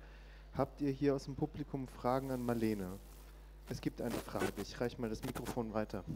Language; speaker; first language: German; native; German